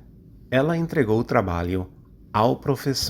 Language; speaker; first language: Portuguese; non-native, fluent; English